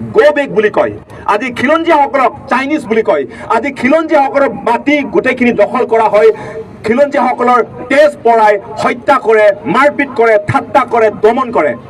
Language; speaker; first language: Assamese; non-native, local second language; Karbi